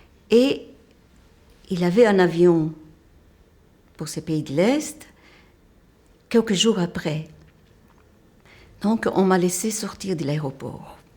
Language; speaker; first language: French; non-native, fluent; Portuguese